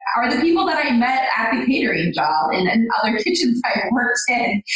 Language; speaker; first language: English; native; English